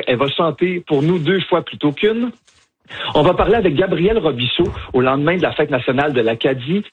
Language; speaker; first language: French; native; French